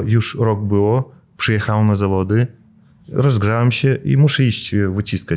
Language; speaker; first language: Polish; non-native, fluent; Russian